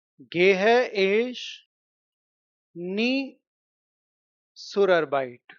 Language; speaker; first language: German; non-native, fluent; Hindi